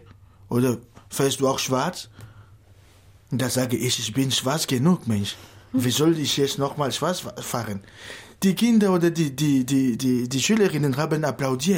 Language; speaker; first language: German; non-native, fluent; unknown